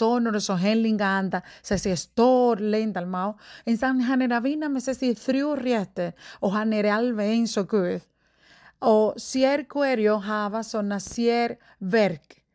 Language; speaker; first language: Icelandic; non-native, learner; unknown